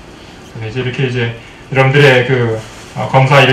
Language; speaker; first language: Korean; native; Korean